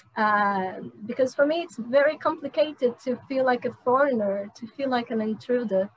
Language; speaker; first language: English; non-native, fluent; Portuguese